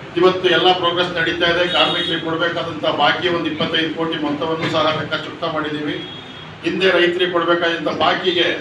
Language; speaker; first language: Kannada; native; Kannada